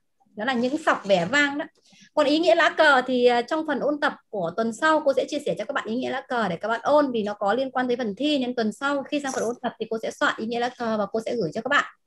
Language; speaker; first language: Vietnamese; native; Vietnamese